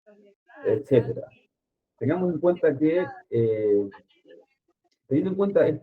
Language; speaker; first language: Spanish; native; Spanish